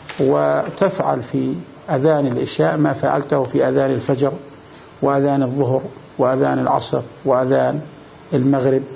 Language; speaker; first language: Arabic; native; Arabic